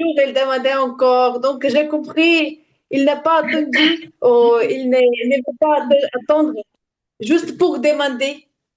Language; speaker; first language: French; non-native, learner; Ukrainian